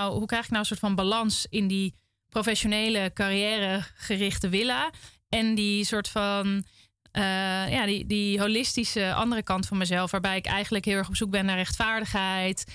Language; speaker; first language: Dutch; native; Dutch